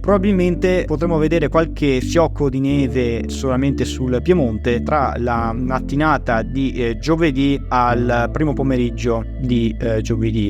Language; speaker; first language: Italian; native; Italian